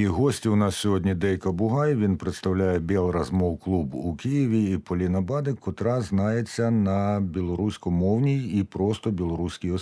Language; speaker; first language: Belarusian; non-native, learner; Ukrainian